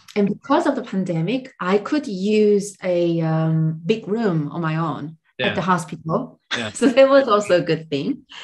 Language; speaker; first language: English; non-native, fluent; Korean